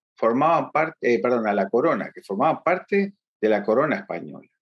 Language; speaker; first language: Spanish; native; Spanish